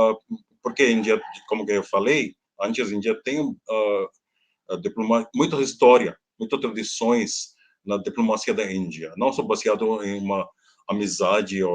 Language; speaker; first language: Portuguese; non-native, learner; Hindi